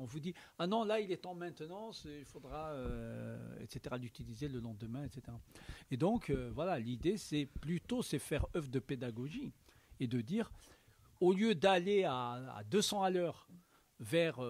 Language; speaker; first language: French; native; French